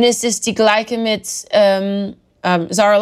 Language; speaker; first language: German; non-native, learner; English